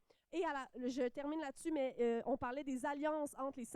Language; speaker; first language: French; native; French